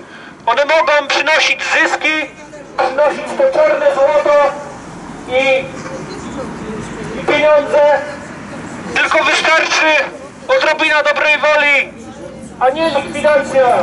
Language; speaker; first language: Polish; native; Polish